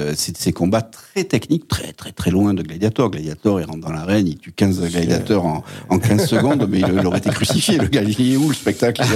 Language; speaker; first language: French; native; French